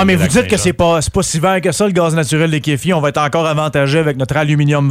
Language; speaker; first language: French; native; French